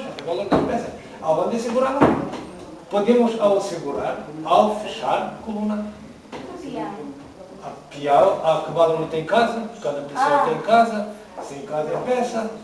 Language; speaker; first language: Portuguese; non-native, learner; Ukrainian